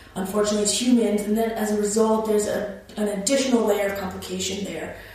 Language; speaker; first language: German; non-native, fluent; English